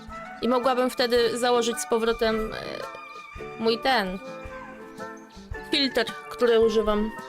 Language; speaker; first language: Polish; native; Polish